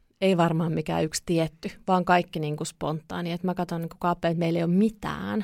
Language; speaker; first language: Finnish; native; Finnish